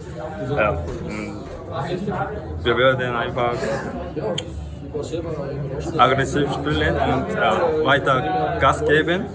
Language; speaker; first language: German; non-native, learner; Korean